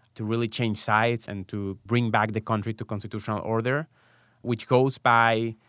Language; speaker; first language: English; non-native, fluent; Spanish